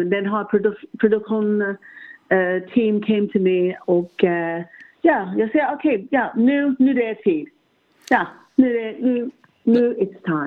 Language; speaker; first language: Swedish; non-native, learner; English